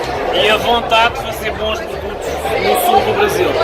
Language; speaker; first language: Portuguese; native; Portuguese